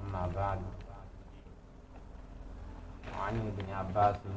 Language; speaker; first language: Arabic; non-native, fluent; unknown